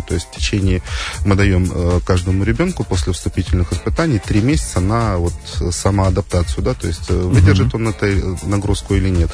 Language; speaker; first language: Russian; native; Russian